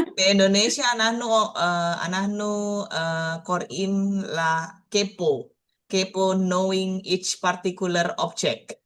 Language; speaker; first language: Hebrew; non-native, learner; Indonesian